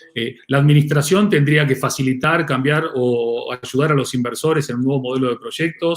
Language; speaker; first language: Spanish; native; Spanish